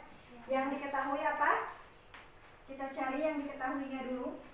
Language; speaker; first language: Indonesian; native; Indonesian